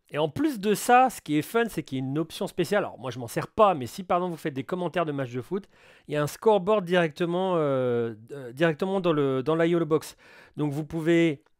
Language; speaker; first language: French; native; French